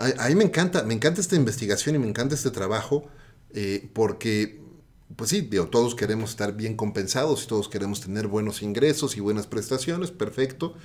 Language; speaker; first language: Spanish; native; Spanish